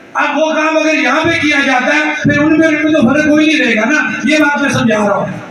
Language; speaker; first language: Hindi; non-native, local second language; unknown